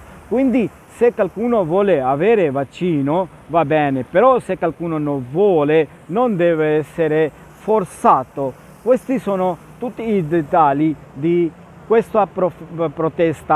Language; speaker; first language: Italian; non-native, fluent; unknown